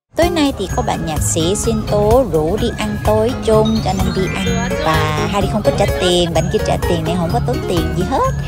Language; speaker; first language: Vietnamese; early bilingual, heritage; Korean